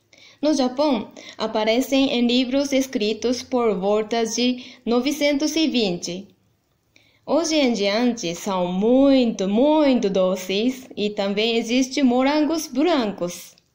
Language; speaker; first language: Portuguese; non-native, learner; Japanese